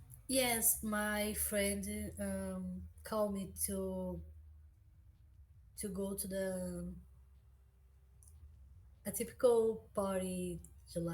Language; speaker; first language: English; non-native, learner; Portuguese